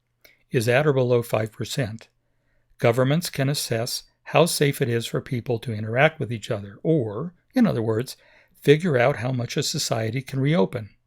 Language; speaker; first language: English; native; English